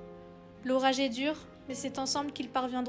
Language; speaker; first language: French; native; French